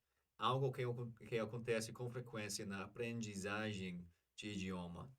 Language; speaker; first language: Portuguese; non-native, learner; English